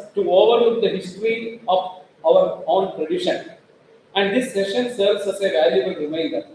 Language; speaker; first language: English; non-native, local second language; Malayalam